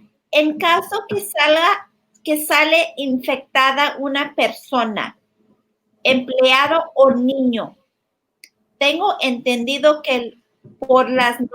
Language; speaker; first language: Spanish; early bilingual, heritage; Spanish